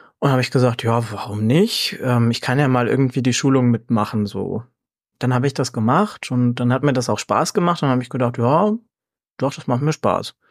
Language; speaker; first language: German; native; German